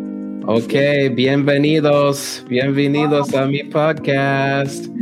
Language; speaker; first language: Spanish; non-native, learner; English